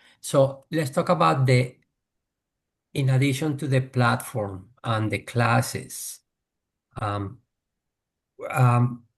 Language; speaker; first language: English; non-native, fluent; Spanish